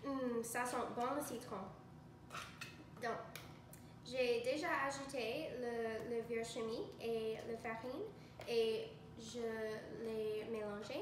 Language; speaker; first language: French; non-native, learner; English